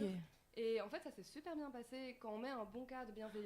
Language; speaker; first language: French; native; French